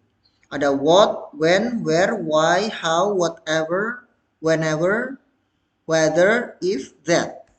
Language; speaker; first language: English; non-native, fluent; Indonesian